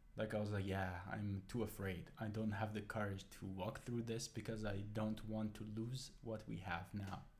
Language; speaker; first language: English; non-native, fluent; Persian